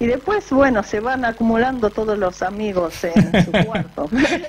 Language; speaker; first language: Spanish; non-native, fluent; Japanese